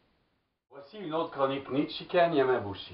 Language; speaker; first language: French; native; French